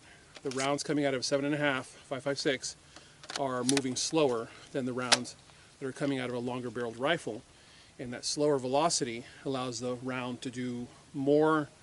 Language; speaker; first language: English; native; English